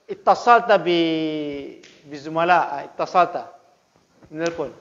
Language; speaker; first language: Arabic; non-native, fluent; Indonesian